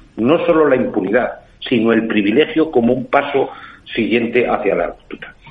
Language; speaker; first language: Spanish; native; Spanish